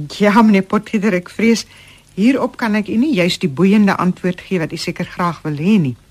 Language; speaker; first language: Afrikaans; native; Afrikaans